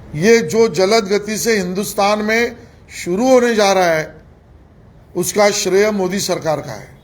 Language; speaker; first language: Hindi; non-native, local second language; Marathi